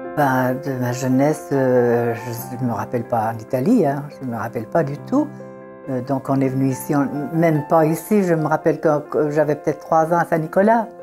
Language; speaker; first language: French; early bilingual, other home language; Italian